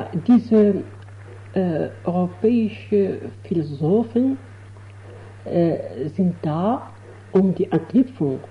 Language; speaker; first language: German; non-native, fluent; Arabic